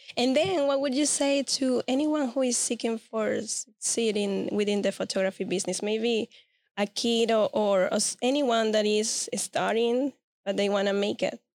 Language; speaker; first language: English; non-native, learner; Spanish